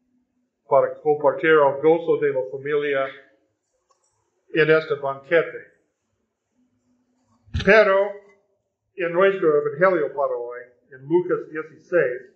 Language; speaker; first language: Spanish; non-native, fluent; English